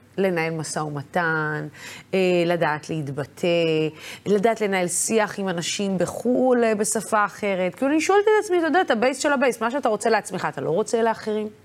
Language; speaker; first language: Hebrew; non-native, local second language; Arabic